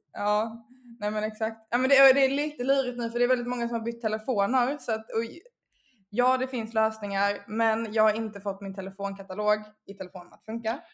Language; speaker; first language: Swedish; native; Swedish